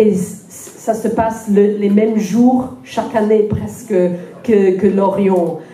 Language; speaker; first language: French; non-native, fluent; Welsh